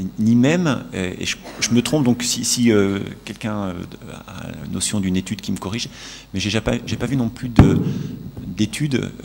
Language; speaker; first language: French; native; French